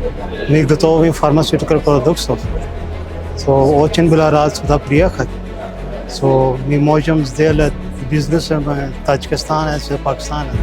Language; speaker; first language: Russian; non-native, learner; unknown